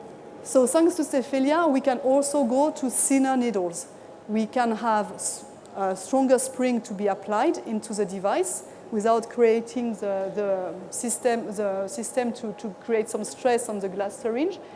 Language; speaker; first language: English; non-native, fluent; French